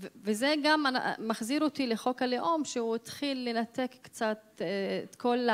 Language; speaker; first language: Hebrew; non-native, local second language; Arabic